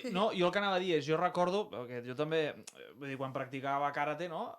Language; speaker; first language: Catalan; native; Catalan